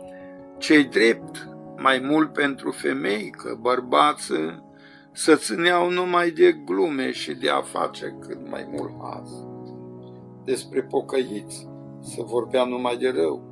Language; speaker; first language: Romanian; native; Romanian